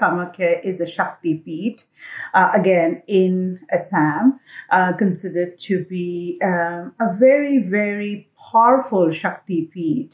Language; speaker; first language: English; non-native, local second language; Assamese